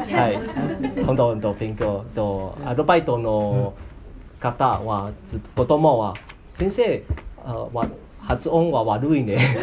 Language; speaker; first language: Japanese; non-native, learner; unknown